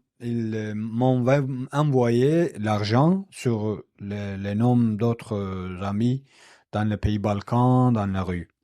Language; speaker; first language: French; non-native, learner; Kurdish